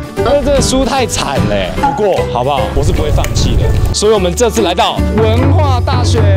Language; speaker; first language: Chinese; native; Chinese